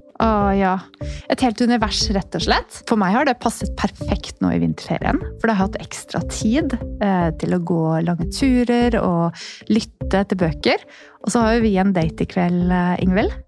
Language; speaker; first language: Norwegian; native; Norwegian